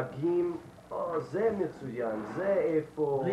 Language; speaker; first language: Hebrew; non-native, learner; English